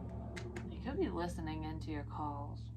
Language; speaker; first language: English; native; English